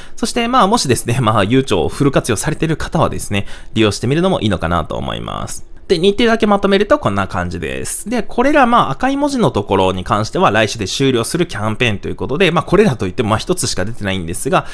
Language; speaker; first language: Japanese; native; Japanese